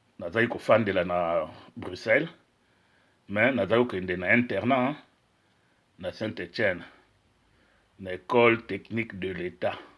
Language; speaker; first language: Lingala; non-native, local second language; Luba-Lulua